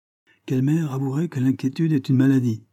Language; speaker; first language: French; native; French